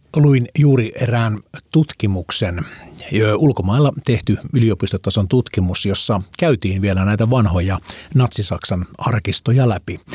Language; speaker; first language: Finnish; native; Finnish